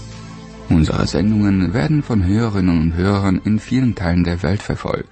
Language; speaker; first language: German; native; German